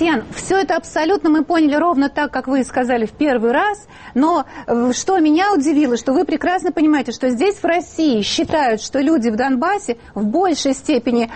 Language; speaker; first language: Russian; native; Russian